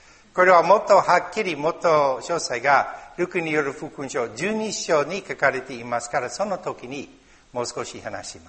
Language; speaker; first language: Japanese; non-native, learner; English